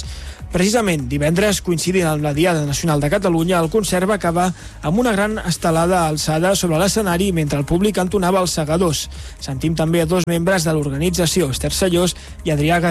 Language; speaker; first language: Catalan; native; Catalan